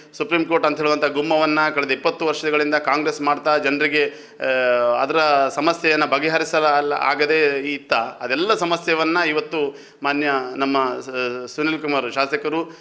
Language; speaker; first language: Kannada; native; Kannada